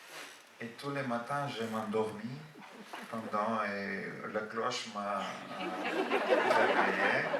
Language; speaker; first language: French; non-native, fluent; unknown